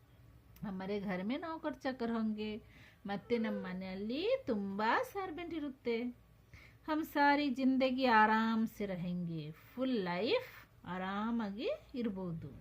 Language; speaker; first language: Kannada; non-native, local second language; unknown